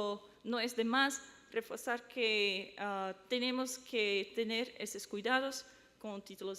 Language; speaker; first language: Spanish; non-native, fluent; Portuguese